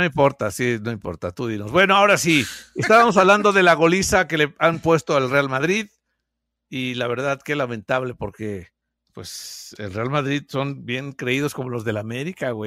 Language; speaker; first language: Spanish; native; Spanish